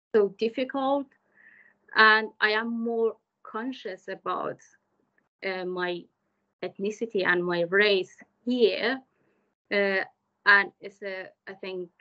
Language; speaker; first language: English; non-native, fluent; Persian